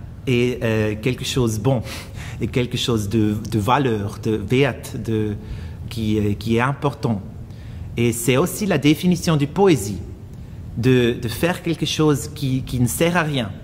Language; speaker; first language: French; non-native, fluent; German